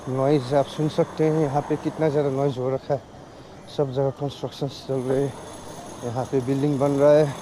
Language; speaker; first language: Hindi; non-native, local second language; Nepali